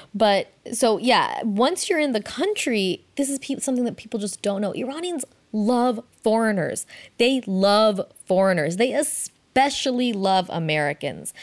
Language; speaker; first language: English; native; English